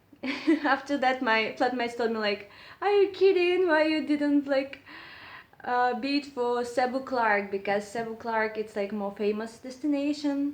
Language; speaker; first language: English; non-native, learner; Russian